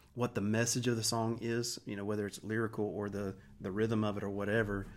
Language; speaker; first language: English; native; English